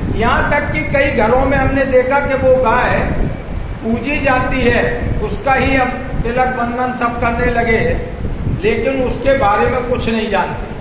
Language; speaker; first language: Hindi; native; Hindi